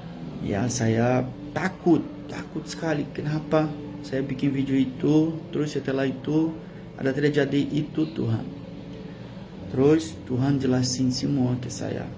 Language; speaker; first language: Indonesian; non-native, fluent; Portuguese